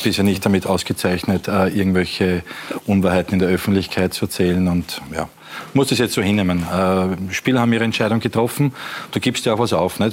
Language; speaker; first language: German; native; German